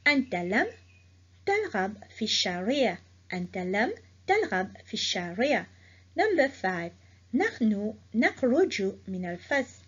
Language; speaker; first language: Arabic; non-native, fluent; Morisyen